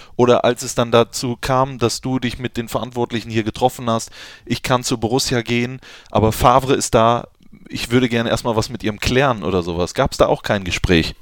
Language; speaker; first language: German; native; German